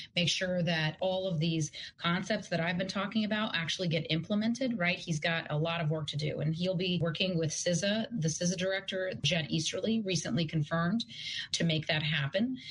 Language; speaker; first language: English; non-native, fluent; Russian